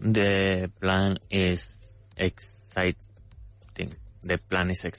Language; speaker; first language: English; non-native, fluent; Spanish